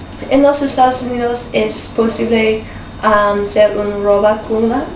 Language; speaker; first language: Spanish; non-native, learner; English